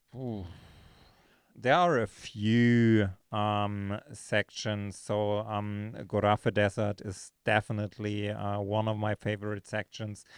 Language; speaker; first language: English; non-native, fluent; German